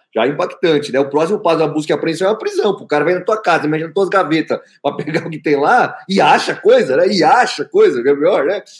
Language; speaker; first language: Portuguese; native; Portuguese